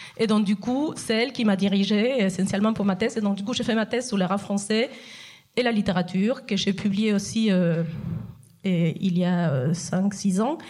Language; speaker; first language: French; non-native, fluent; Spanish